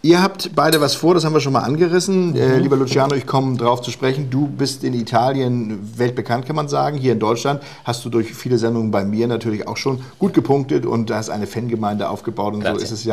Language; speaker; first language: German; native; German